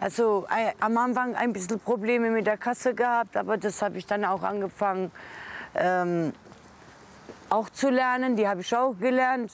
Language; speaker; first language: German; non-native, fluent; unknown